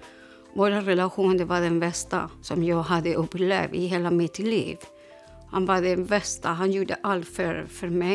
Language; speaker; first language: Swedish; non-native, learner; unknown